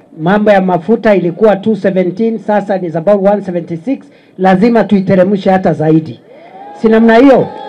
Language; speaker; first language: Swahili; non-native, local second language; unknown